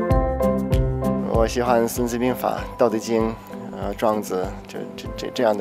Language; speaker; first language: Chinese; non-native, fluent; Russian